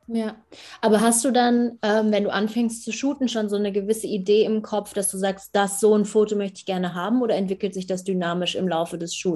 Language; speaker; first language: German; native; German